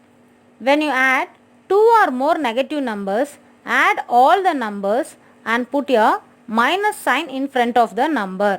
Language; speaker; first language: English; non-native, local second language; Tamil